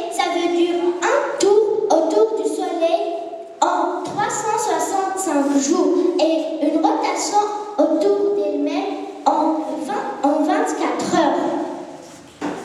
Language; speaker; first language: French; non-native, local second language; Arabic